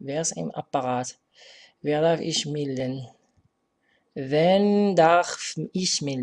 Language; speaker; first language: German; non-native, fluent; Arabic